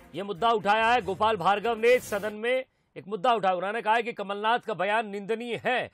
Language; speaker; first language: Hindi; native; Hindi